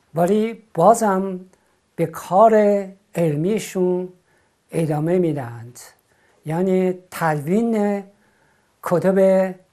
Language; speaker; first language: Persian; non-native, fluent; Chinese